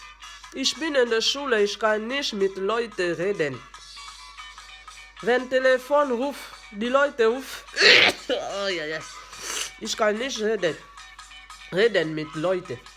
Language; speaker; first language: German; non-native, learner; French